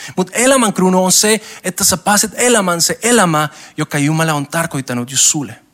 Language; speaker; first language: Finnish; non-native, learner; Spanish